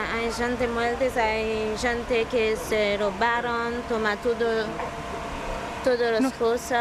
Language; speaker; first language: Spanish; non-native, learner; Haitian Creole